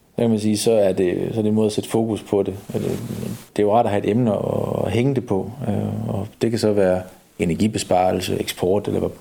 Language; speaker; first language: Danish; native; Danish